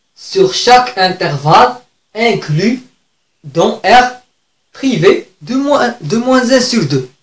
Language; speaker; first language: French; non-native, local second language; Arabic